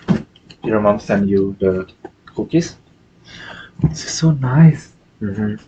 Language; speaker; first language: English; non-native, fluent; Chinese